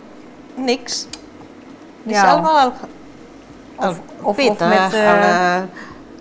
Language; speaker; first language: Dutch; non-native, learner; Indonesian